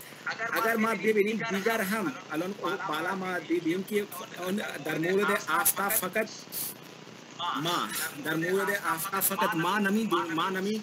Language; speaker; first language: Persian; non-native, learner; Hindi